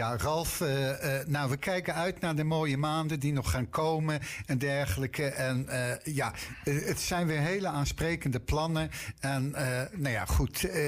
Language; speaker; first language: Dutch; native; Dutch